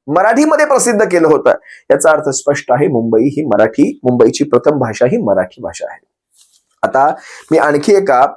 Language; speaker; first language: Marathi; native; Marathi